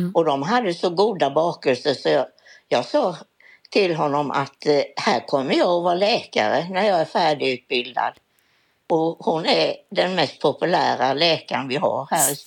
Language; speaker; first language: Swedish; native; Swedish